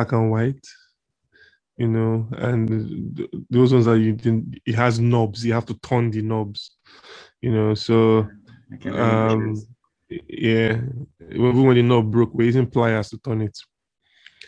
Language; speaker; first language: English; non-native, local second language; Igbo